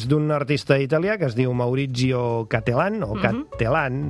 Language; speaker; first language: Catalan; native; Catalan